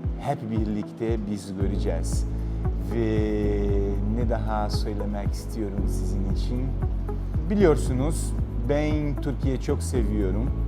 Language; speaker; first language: Turkish; non-native, learner; Portuguese